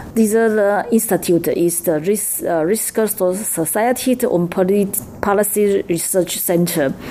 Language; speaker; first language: German; non-native, learner; Chinese